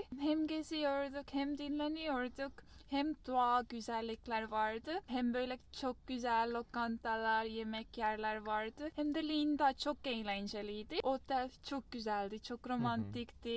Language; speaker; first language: Turkish; non-native, fluent; Estonian